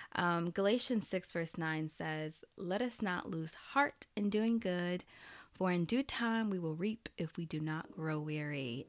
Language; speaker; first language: English; early bilingual, other home language; Haitian Creole